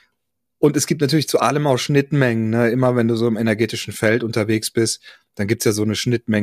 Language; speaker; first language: German; native; German